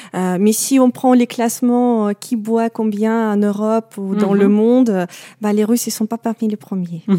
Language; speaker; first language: French; non-native, fluent; Russian